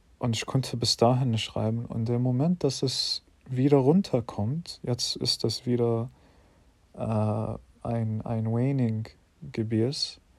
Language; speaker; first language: German; non-native, fluent; English